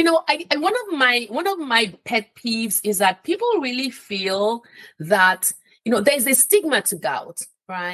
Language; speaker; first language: English; non-native, local second language; Yoruba